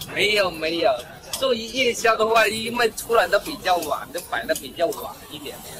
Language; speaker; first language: Chinese; native; Chinese